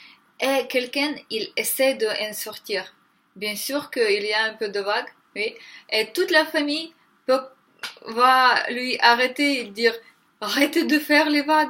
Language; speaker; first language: French; non-native, learner; Ukrainian